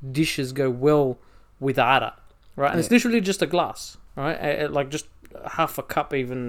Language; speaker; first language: English; native; English